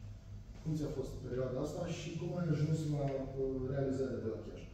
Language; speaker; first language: Romanian; native; Romanian